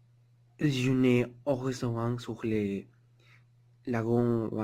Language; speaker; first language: French; non-native, learner; Spanish